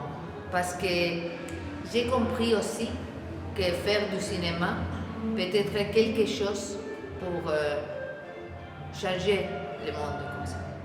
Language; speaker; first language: French; non-native, learner; Spanish